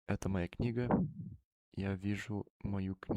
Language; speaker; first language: Russian; non-native, learner; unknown